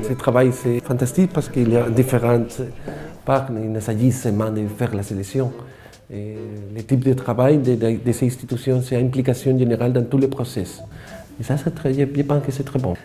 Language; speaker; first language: French; non-native, learner; Spanish